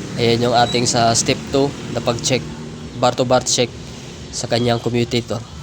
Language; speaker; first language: Filipino; non-native, local second language; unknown